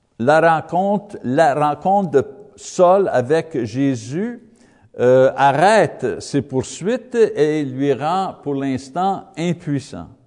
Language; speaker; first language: French; non-native, learner; English